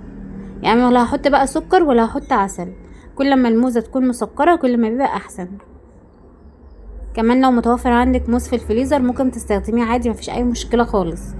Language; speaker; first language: Arabic; native; Arabic